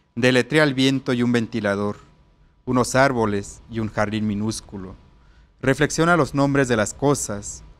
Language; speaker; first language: Spanish; non-native, local second language; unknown